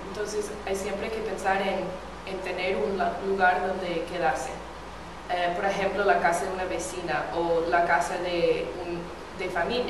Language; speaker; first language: Spanish; non-native, fluent; English